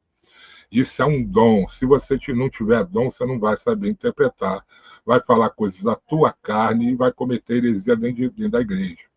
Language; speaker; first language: Portuguese; native; Portuguese